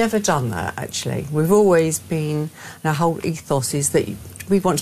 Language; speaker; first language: English; native; English